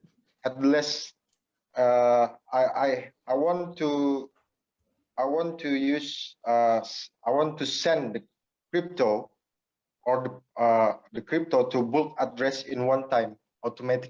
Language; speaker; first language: English; non-native, learner; Indonesian